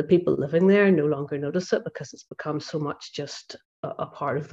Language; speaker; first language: English; native; English